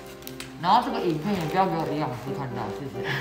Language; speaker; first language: Chinese; native; Chinese